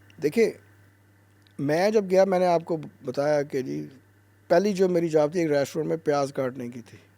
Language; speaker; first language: Urdu; native; Urdu